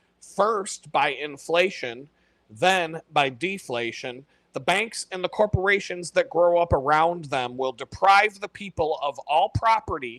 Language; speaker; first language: English; native; English